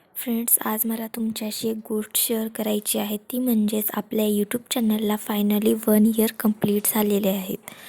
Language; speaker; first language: Marathi; non-native, local second language; Lambadi